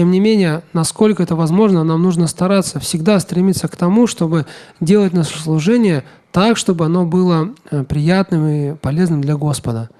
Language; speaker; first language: Russian; native; Russian